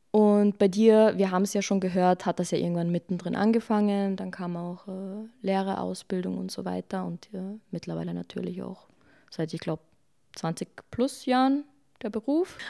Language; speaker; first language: German; early bilingual, other home language; Bosnian